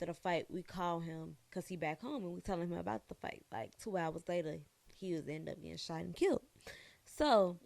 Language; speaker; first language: English; native; English